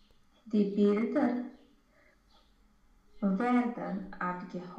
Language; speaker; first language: German; non-native, learner; Romanian